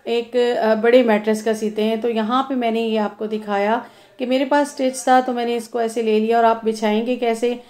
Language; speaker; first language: Urdu; non-native, local second language; Punjabi